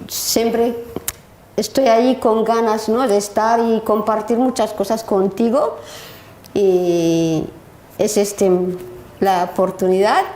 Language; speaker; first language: Spanish; non-native, learner; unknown